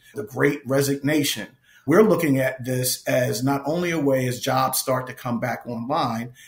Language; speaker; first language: English; native; English